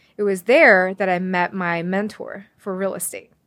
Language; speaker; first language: English; early bilingual, other home language; Chinese